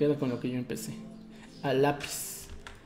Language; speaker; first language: Spanish; native; Spanish